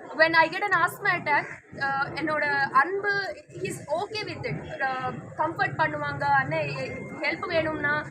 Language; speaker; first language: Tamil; non-native, learner; Telugu